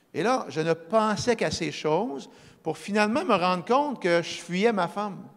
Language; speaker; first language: French; native; French